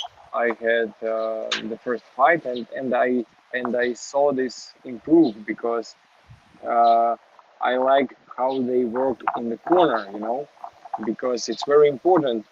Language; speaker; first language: English; non-native, learner; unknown